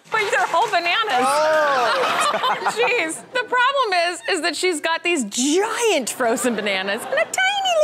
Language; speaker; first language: English; native; English